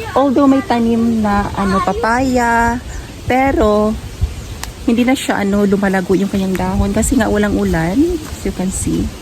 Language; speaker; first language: Filipino; non-native, local second language; Cebuano